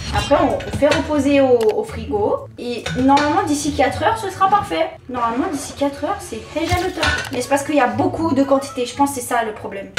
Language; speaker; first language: French; native; French